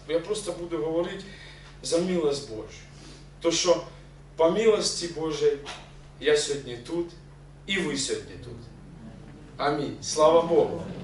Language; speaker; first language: Ukrainian; non-native, local second language; Russian